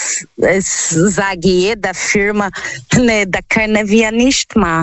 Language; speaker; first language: German; non-native, learner; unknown